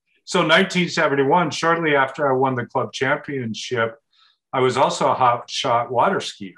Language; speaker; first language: English; native; English